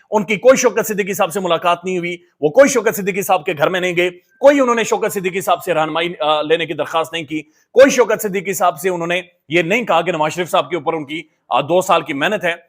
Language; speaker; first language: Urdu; native; Urdu